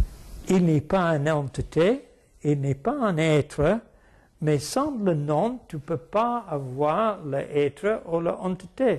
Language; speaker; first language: French; non-native, fluent; English